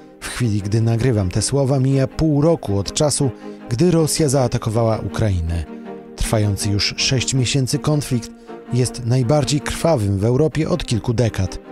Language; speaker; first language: Polish; native; Polish